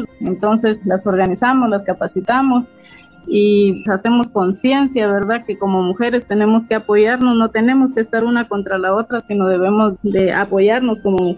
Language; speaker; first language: Spanish; native; Spanish